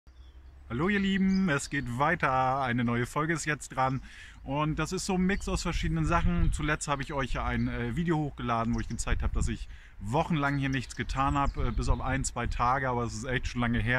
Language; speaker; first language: German; native; German